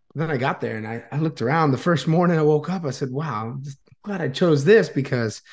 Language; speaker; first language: English; native; English